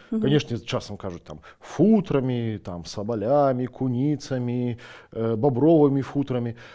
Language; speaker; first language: Belarusian; non-native, local second language; Russian